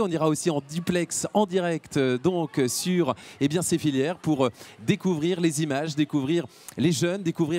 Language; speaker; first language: French; native; French